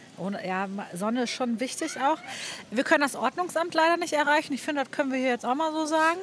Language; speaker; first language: German; native; German